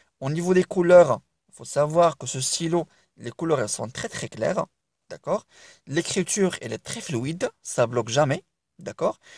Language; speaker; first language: French; non-native, local second language; Arabic